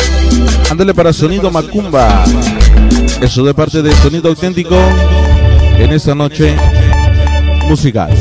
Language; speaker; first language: Spanish; native; Spanish